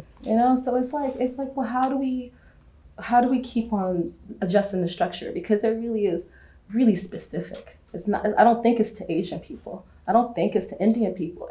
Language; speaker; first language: English; native; English